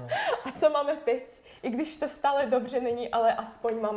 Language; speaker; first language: Czech; non-native, fluent; Russian